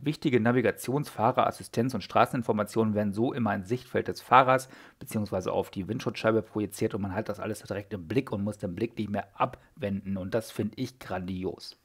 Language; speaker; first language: German; native; German